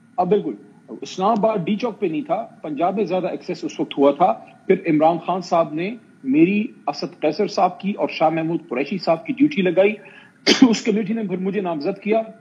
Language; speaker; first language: Urdu; non-native, local second language; Pashto